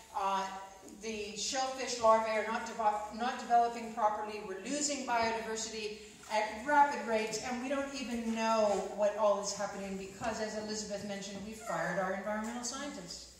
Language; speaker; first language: English; native; English